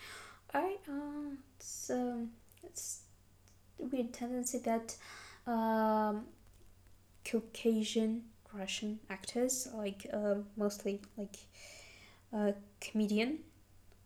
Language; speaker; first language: English; non-native, fluent; Adyghe